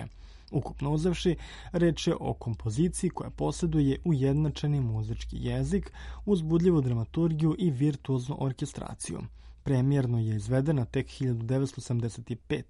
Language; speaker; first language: Croatian; native; Croatian